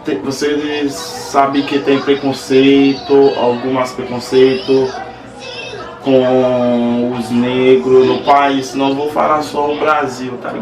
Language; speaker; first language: Portuguese; non-native, learner; Haitian Creole